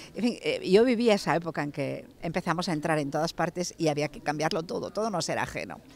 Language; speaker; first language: Spanish; native; Spanish